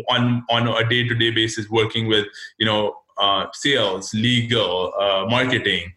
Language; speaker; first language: English; non-native, local second language; Hindi